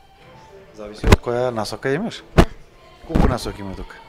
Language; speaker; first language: Macedonian; native; Macedonian